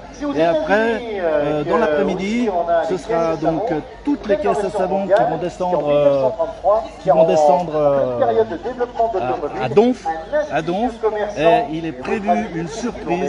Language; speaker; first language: French; native; French